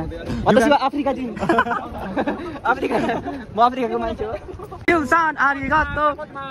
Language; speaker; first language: Japanese; non-native, learner; Nepali